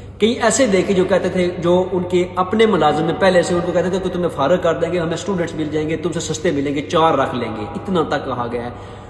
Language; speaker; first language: Urdu; non-native, local second language; Punjabi